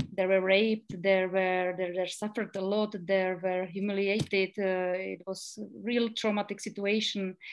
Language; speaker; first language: English; non-native, learner; Czech